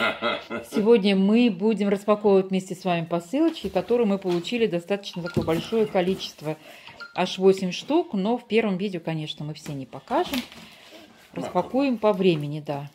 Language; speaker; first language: Russian; native; Russian